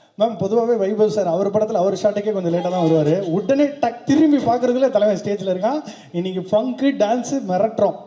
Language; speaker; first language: Tamil; native; Tamil